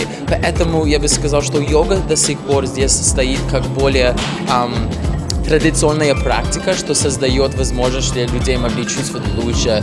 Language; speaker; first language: Russian; non-native, fluent; English